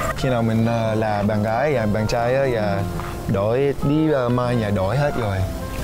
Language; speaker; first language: Vietnamese; early bilingual, heritage; English